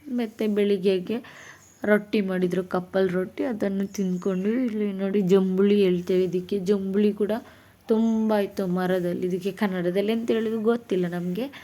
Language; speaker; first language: Kannada; non-native, local second language; Tulu